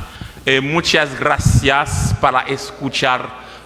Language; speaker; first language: Spanish; non-native, learner; Haitian Creole